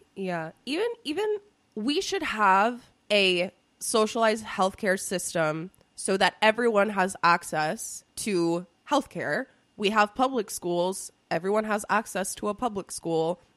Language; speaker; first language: English; early bilingual, other home language; Spanish